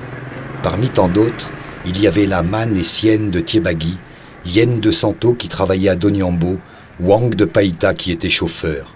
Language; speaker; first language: French; native; French